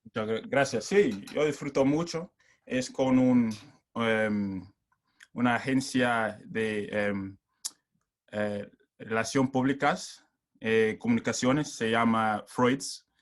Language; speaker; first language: Spanish; non-native, learner; English